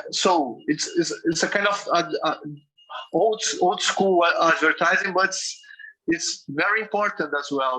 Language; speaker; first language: English; non-native, fluent; Portuguese